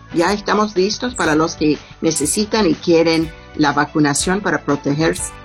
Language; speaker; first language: Spanish; non-native, learner; English